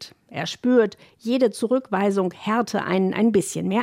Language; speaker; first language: German; native; German